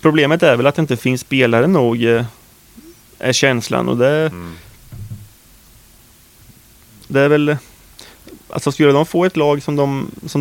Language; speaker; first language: Swedish; native; Swedish